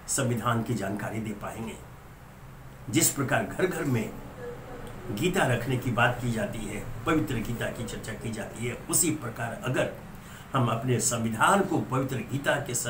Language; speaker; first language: Hindi; native; Hindi